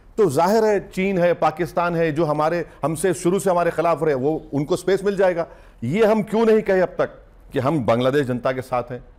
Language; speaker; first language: Hindi; non-native, local second language; Urdu